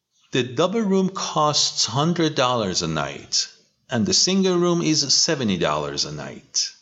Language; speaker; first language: English; non-native, fluent; Persian